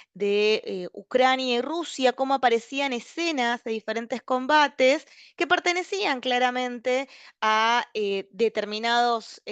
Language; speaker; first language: Spanish; native; Spanish